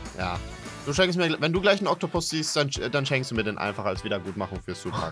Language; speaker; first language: German; native; German